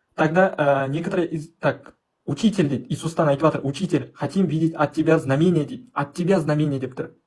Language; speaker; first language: Russian; non-native, local second language; Kazakh